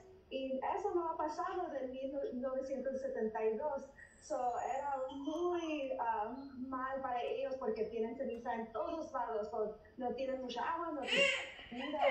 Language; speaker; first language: Spanish; early bilingual, heritage; Spanish